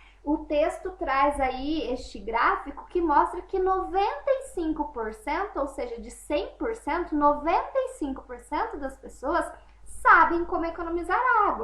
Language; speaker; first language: Portuguese; native; Portuguese